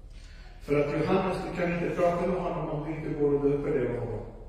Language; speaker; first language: Swedish; non-native, fluent; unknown